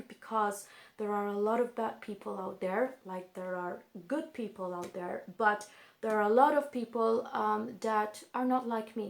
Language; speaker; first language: English; non-native, fluent; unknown